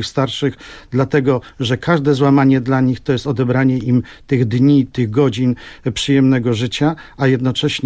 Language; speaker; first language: Polish; native; Polish